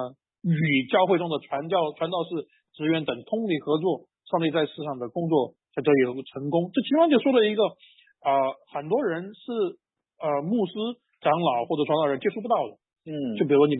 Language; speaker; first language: Chinese; native; Chinese